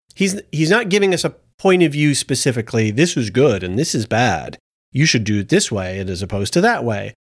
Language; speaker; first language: English; early bilingual, other home language; Italian